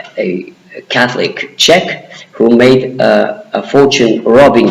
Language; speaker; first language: English; non-native, fluent; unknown